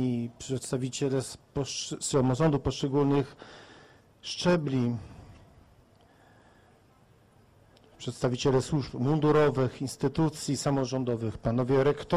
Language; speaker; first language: Polish; native; Polish